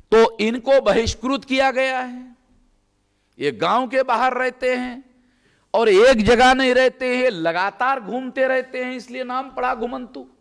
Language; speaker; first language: Hindi; non-native, local second language; Marathi